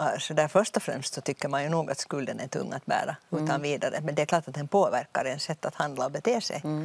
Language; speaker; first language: Swedish; native; Swedish